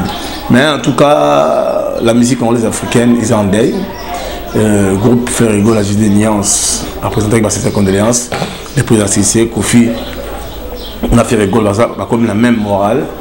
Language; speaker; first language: French; non-native, local second language; Lingala